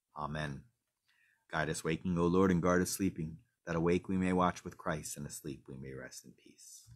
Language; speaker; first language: English; native; English